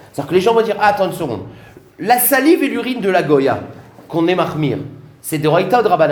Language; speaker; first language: French; native; French